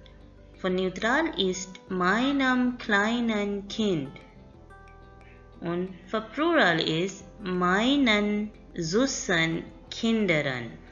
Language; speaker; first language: German; non-native, learner; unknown